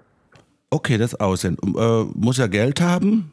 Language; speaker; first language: German; native; German